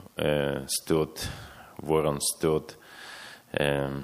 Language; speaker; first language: Swedish; non-native, fluent; Ukrainian